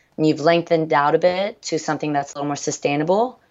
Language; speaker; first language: English; early bilingual, other home language; French